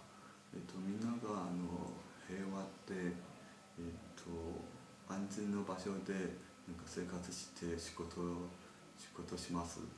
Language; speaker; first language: Japanese; non-native, learner; Chinese